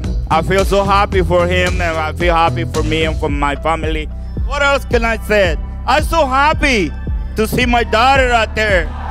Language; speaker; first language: English; non-native, learner; Spanish